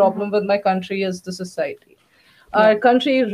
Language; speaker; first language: English; non-native, local second language; Hindi